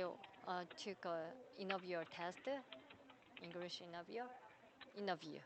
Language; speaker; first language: English; non-native, learner; Korean